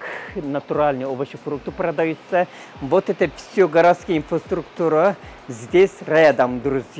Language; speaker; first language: Russian; non-native, learner; Turkish